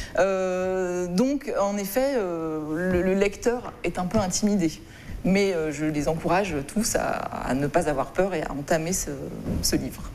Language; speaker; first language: French; native; French